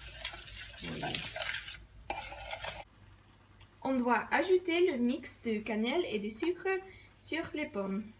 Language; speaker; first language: French; non-native, learner; English